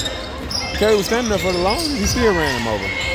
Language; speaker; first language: English; native; English